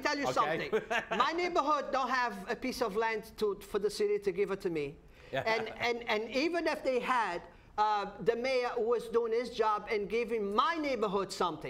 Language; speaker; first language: English; non-native, fluent; Portuguese